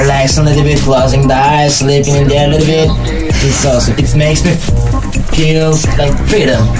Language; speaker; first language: English; non-native, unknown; Turkish